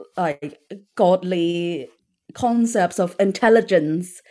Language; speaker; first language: English; non-native, local second language; Cantonese